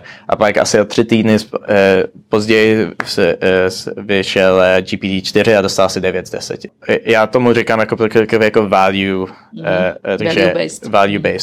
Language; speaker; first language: Czech; early bilingual, heritage; Czech